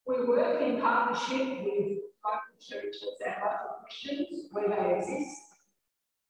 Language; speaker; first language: English; native; English